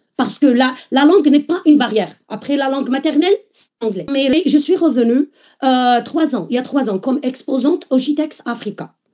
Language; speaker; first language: French; non-native, local second language; Arabic